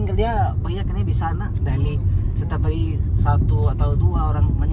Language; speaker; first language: Indonesian; non-native, learner; Hindi